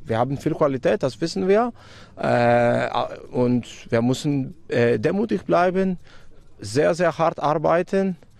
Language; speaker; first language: German; non-native, fluent; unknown